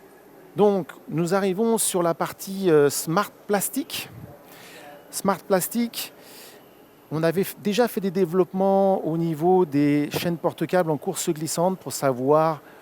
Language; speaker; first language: French; native; French